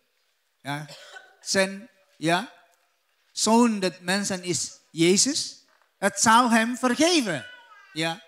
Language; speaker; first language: Dutch; non-native, learner; Indonesian